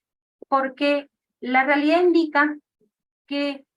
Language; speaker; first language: Spanish; native; Spanish